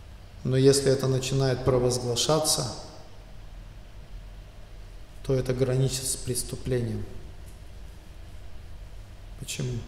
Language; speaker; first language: Russian; native; Russian